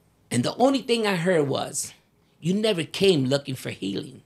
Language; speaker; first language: English; early bilingual, other home language; Spanish